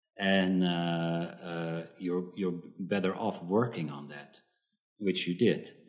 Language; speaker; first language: English; early bilingual, other home language; Dutch